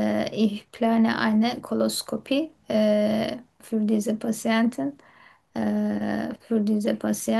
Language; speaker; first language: German; non-native, learner; Turkish